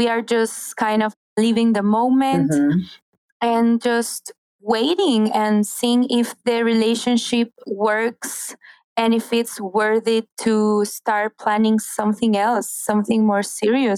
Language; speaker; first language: English; non-native, fluent; Spanish